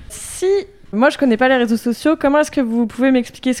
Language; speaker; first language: French; native; French